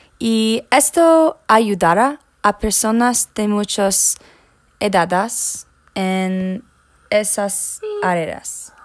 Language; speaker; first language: Spanish; non-native, learner; English